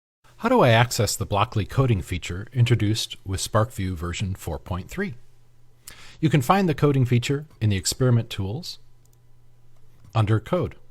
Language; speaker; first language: English; native; English